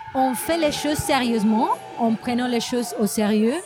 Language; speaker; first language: French; non-native, fluent; Spanish